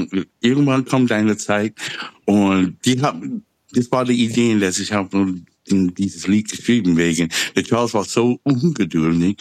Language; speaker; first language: German; non-native, fluent; English